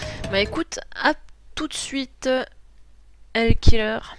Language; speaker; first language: French; native; French